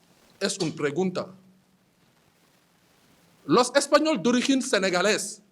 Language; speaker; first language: Spanish; non-native, fluent; Wolof